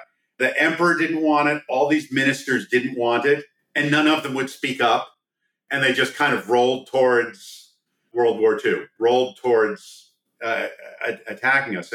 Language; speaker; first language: English; native; English